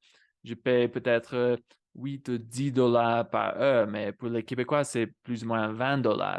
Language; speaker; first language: French; non-native, fluent; English